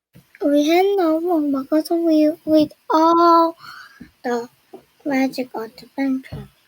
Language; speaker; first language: English; non-native, learner; Korean